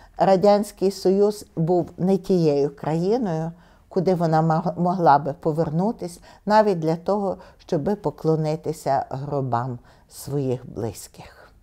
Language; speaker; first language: Ukrainian; native; Ukrainian